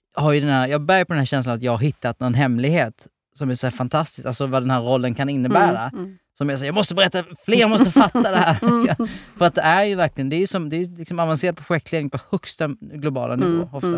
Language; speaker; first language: Swedish; native; Swedish